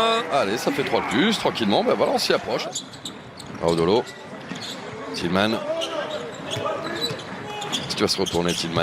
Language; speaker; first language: French; native; French